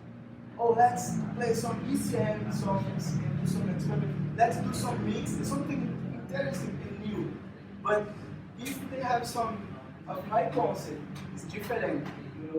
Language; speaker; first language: English; non-native, fluent; Portuguese